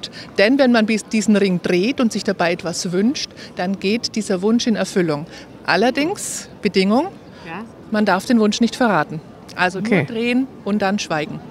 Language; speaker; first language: German; native; German